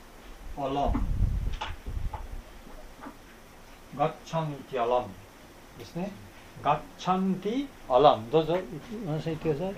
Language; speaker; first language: Japanese; non-native, fluent; Bangla